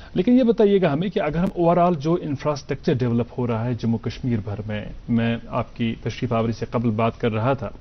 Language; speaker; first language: Hindi; non-native, local second language; Kashmiri